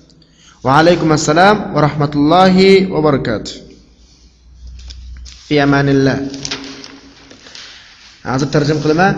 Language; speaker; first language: Arabic; non-native, fluent; Uyghur